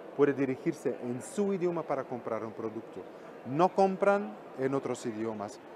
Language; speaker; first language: Spanish; non-native, fluent; Dutch